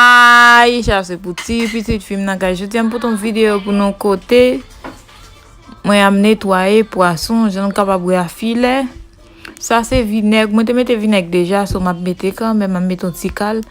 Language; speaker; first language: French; non-native, local second language; Haitian Creole